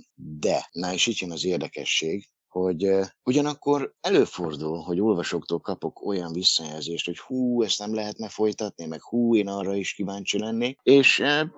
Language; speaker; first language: Hungarian; native; Hungarian